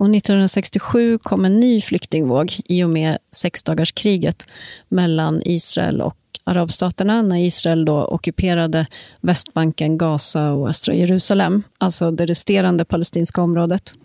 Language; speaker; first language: Swedish; native; Swedish